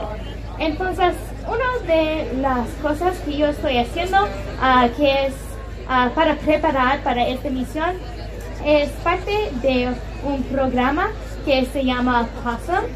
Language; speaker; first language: Spanish; non-native, learner; English